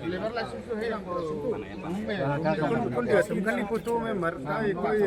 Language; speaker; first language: Hindi; non-native, local second language; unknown